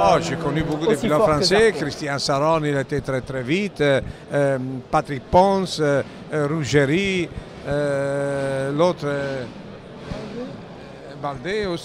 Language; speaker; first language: French; non-native, fluent; Italian